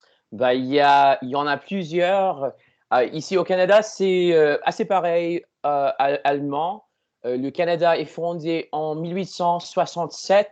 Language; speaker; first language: French; non-native, learner; English